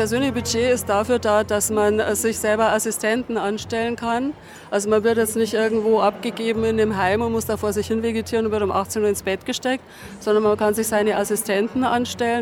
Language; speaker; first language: German; native; German